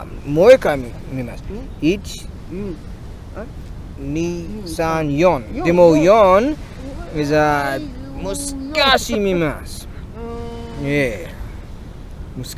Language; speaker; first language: Japanese; non-native, learner; English